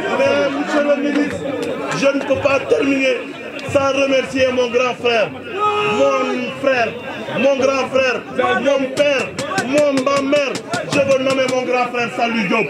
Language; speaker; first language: French; non-native, local second language; Wolof